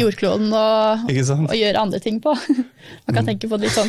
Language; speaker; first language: Norwegian; native; Norwegian